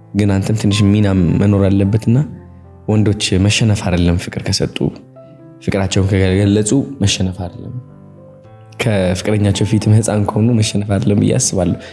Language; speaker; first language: Amharic; early bilingual, heritage; Amharic